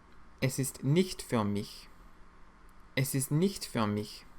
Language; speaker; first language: German; non-native, fluent; English